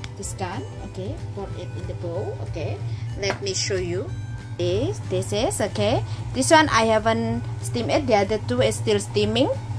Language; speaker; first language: English; non-native, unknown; Indonesian